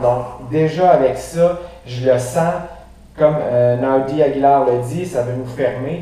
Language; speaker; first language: French; native; French